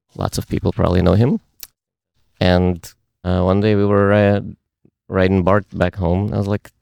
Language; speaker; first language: English; early bilingual, other home language; Russian